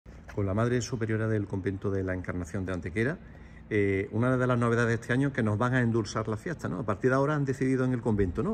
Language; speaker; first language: Spanish; native; Spanish